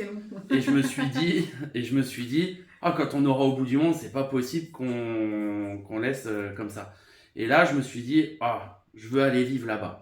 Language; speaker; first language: French; native; French